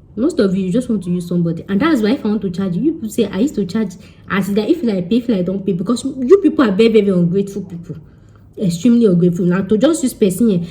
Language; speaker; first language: Nigerian Pidgin; non-native, local second language; Yoruba